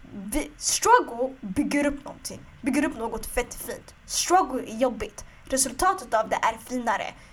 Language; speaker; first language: Swedish; early bilingual, other home language; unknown